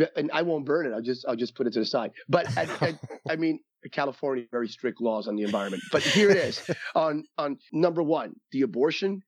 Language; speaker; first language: English; early bilingual, other home language; Spanish